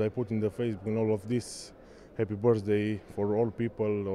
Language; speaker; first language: English; non-native, learner; Romanian